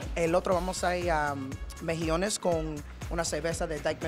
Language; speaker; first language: Spanish; early bilingual, heritage; Spanish